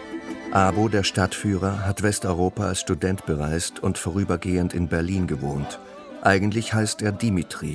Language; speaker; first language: German; native; German